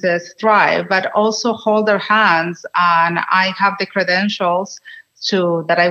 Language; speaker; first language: English; non-native, fluent; Spanish